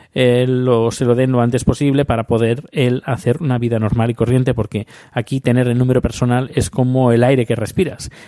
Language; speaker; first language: Spanish; native; Spanish